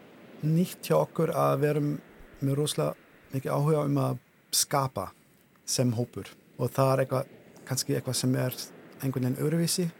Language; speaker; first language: Icelandic; non-native, fluent; German